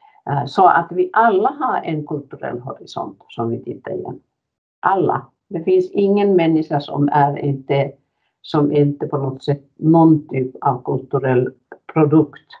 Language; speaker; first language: Swedish; non-native, fluent; Finnish